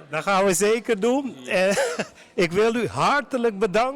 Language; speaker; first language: Dutch; non-native, local second language; Papiamento